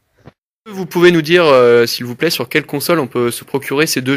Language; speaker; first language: French; native; French